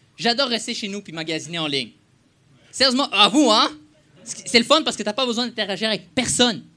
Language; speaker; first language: French; non-native, fluent; Spanish